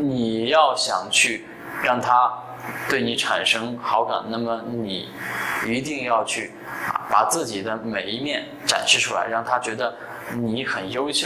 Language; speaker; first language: Chinese; native; Chinese